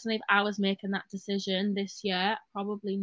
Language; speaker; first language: English; native; English